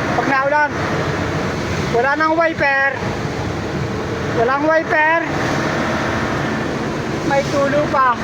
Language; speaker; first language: Filipino; native; Filipino